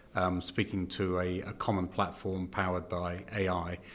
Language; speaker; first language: English; native; English